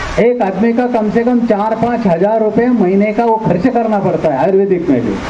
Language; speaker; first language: Hindi; non-native, local second language; Marathi